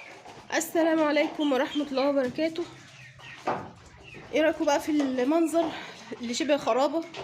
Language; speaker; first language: Arabic; native; Arabic